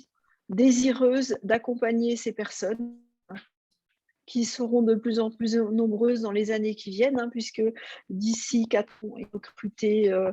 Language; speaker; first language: French; native; French